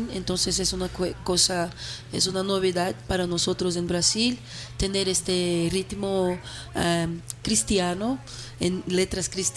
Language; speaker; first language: Spanish; non-native, fluent; Portuguese